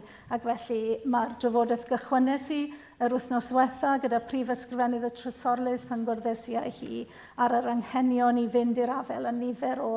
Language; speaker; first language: Welsh; native; Welsh